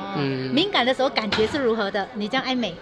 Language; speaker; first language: Chinese; native; Chinese